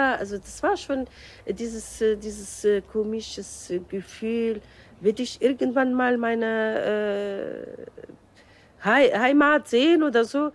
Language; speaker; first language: German; non-native, fluent; Arabic